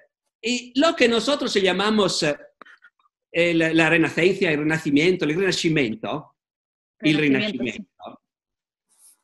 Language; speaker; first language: Spanish; non-native, fluent; Italian